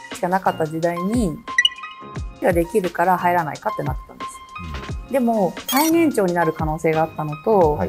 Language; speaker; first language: Japanese; native; Japanese